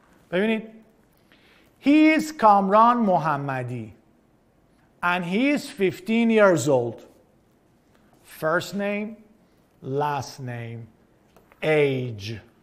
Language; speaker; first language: English; non-native, fluent; Persian